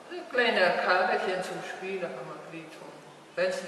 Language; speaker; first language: German; early bilingual, heritage; German